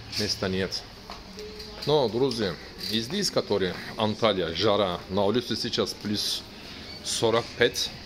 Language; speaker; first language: Russian; non-native, learner; Turkish